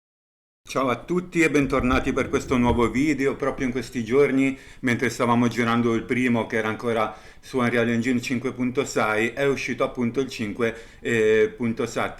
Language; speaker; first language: Italian; native; Italian